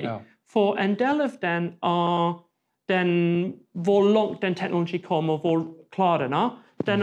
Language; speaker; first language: Swedish; non-native, fluent; English